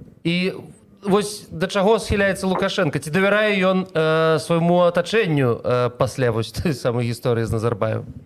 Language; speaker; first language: Belarusian; non-native, local second language; Russian